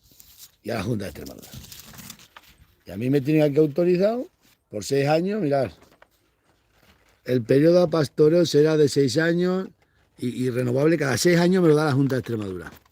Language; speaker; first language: Spanish; native; Spanish